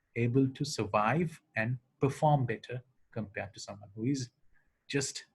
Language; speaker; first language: English; non-native, local second language; Sinhala